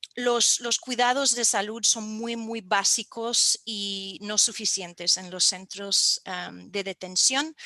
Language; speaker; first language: Spanish; non-native, fluent; French